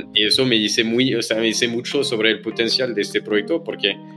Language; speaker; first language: Spanish; non-native, fluent; French